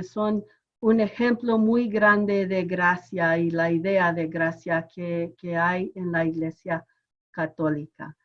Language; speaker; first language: Spanish; non-native, fluent; English